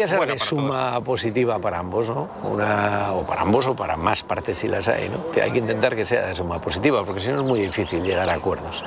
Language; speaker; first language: Spanish; native; Spanish